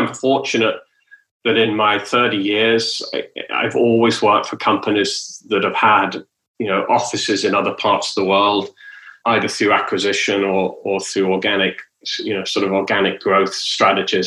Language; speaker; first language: English; native; English